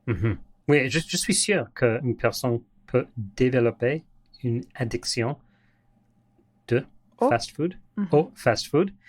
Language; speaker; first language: French; non-native, learner; English